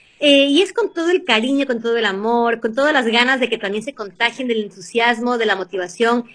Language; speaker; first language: Spanish; early bilingual, heritage; Spanish